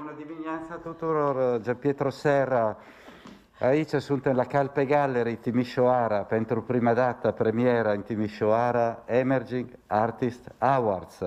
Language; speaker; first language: Romanian; non-native, learner; Italian